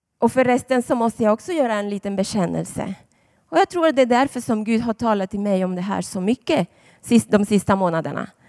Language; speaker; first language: Swedish; non-native, fluent; Spanish